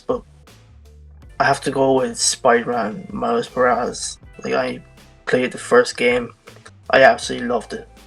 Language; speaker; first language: English; native; English